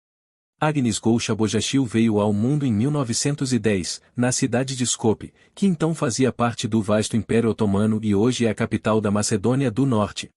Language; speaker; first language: Portuguese; native; Portuguese